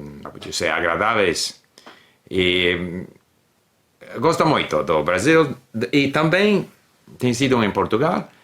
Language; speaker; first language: Portuguese; non-native, learner; English